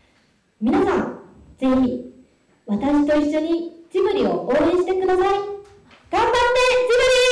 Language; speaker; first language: Japanese; non-native, fluent; Korean